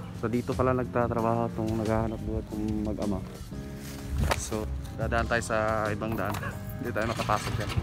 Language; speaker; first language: Filipino; non-native, local second language; Cebuano